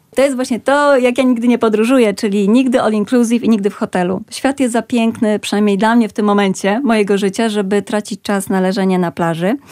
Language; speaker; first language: Polish; native; Polish